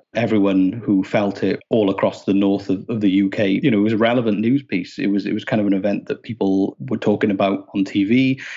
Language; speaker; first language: English; native; English